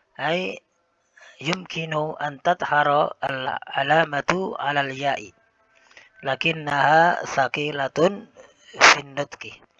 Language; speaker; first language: Arabic; non-native, fluent; Indonesian